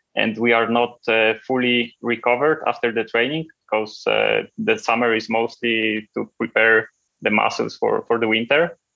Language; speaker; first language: English; non-native, fluent; Polish